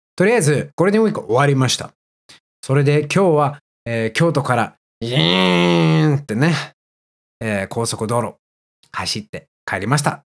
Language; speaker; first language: Japanese; non-native, fluent; Dutch